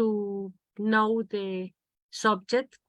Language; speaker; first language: English; non-native, learner; Spanish